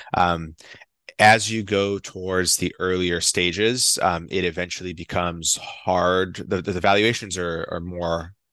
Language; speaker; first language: English; non-native, fluent; Portuguese